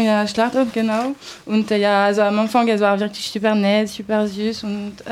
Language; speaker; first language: German; non-native, learner; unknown